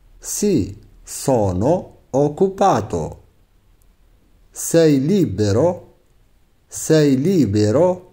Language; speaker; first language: Italian; non-native, fluent; Arabic